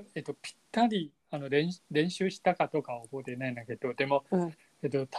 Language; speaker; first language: Japanese; non-native, fluent; Chinese